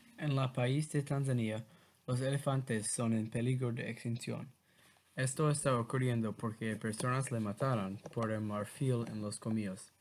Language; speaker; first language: Spanish; non-native, learner; English